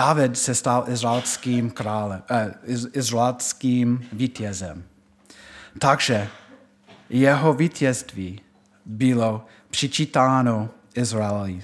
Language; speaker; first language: Czech; non-native, fluent; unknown